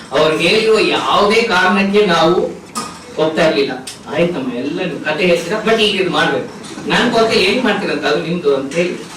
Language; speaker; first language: Kannada; non-native, local second language; Tamil